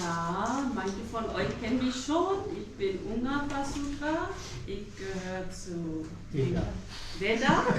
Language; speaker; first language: German; non-native, fluent; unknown